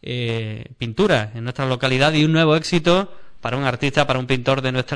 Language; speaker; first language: Spanish; native; Spanish